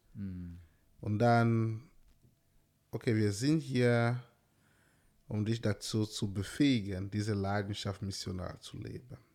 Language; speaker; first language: German; non-native, fluent; French